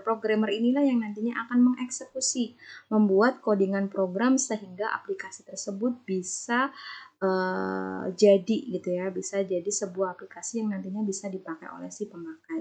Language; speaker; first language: Indonesian; native; Indonesian